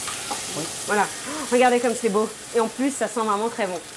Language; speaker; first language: French; native; French